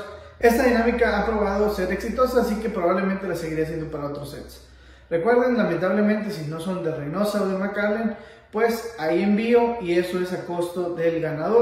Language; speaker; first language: Spanish; native; Spanish